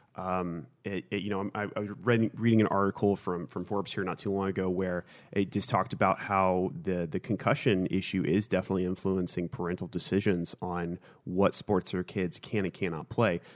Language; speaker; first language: English; native; English